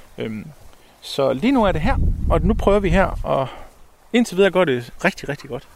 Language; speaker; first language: Danish; native; Danish